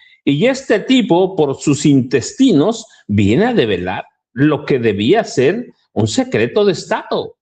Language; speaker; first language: Spanish; native; Spanish